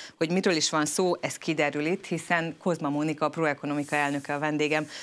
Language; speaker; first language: Hungarian; native; Hungarian